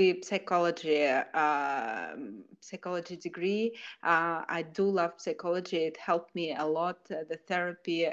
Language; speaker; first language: English; non-native, fluent; Kazakh